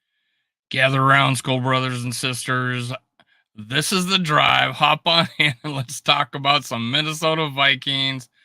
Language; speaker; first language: English; native; English